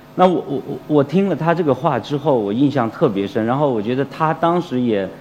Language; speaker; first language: Chinese; native; Chinese